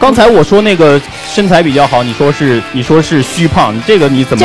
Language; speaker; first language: Chinese; native; Chinese